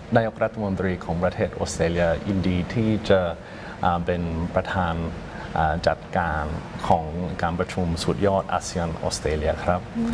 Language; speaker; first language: Thai; non-native, fluent; English